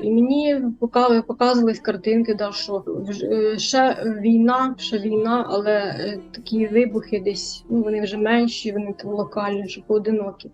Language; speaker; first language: Ukrainian; native; Ukrainian